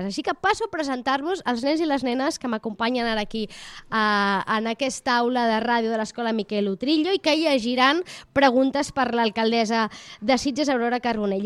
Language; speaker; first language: Catalan; native; Catalan